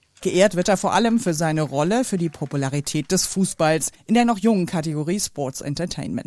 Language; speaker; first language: German; native; German